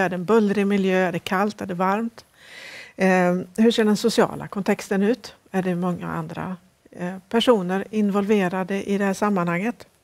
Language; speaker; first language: Swedish; native; Swedish